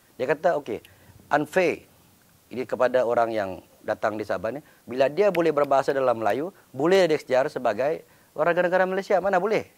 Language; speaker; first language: Malay; native; Malay